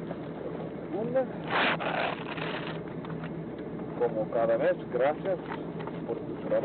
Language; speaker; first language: Spanish; non-native, fluent; English